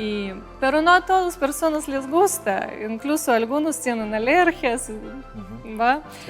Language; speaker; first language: Spanish; non-native, fluent; Russian